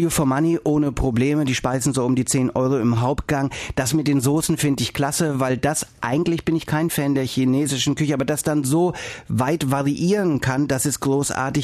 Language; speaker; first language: German; native; German